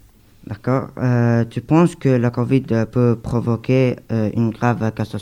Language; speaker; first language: French; non-native, learner; Arabic